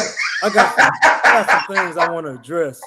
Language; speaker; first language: English; native; English